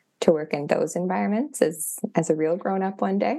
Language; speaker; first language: English; native; English